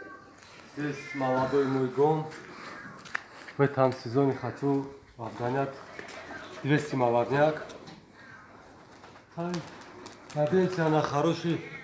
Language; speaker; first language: Russian; non-native, local second language; Tajik